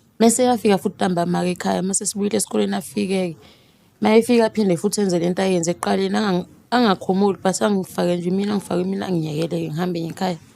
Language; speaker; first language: Zulu; native; Zulu